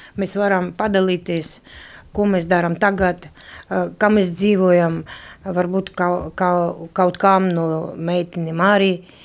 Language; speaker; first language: Latvian; non-native, local second language; Russian